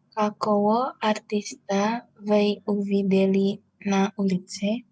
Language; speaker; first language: Russian; non-native, learner; Indonesian